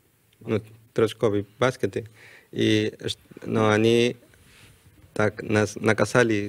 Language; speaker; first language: Russian; non-native, learner; Spanish